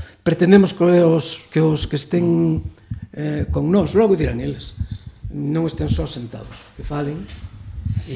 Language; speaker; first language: Galician; native; Galician